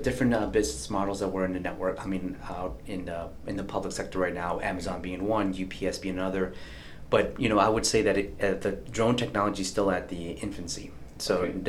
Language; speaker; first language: English; native; English